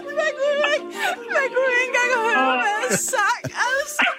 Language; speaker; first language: Danish; native; Danish